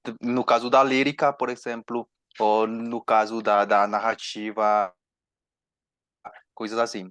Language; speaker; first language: Portuguese; non-native, learner; Spanish